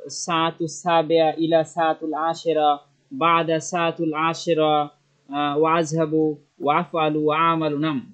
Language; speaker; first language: Arabic; non-native, learner; Bangla